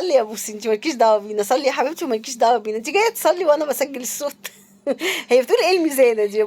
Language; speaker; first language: Arabic; native; Arabic